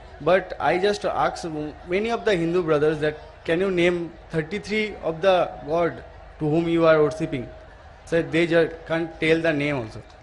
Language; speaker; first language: English; non-native, local second language; Bangla